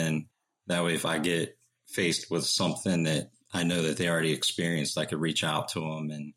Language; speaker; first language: English; native; English